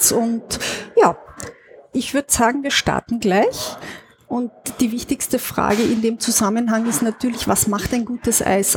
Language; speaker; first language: German; native; German